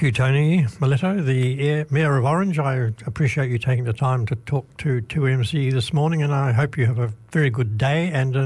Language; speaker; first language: English; native; English